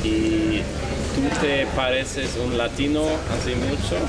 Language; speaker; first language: Spanish; non-native, learner; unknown